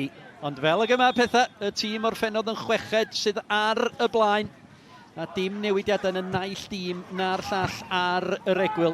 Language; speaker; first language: Welsh; native; Welsh